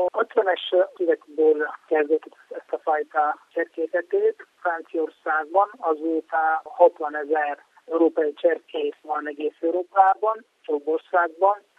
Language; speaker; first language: Hungarian; non-native, fluent; Italian